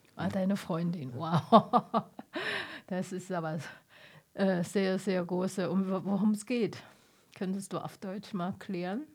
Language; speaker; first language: German; non-native, fluent; Chinese